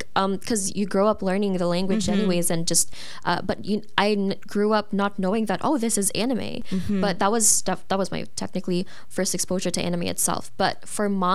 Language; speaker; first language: English; non-native, local second language; Filipino